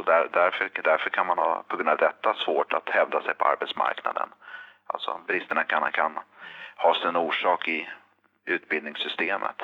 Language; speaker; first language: Swedish; native; Swedish